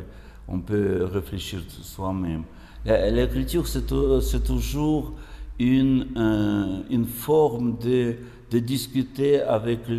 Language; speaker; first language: French; non-native, fluent; Russian